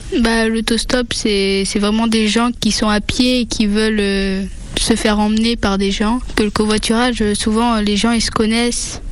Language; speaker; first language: French; native; French